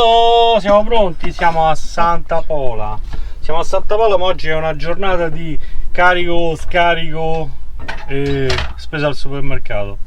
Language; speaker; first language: Italian; native; Italian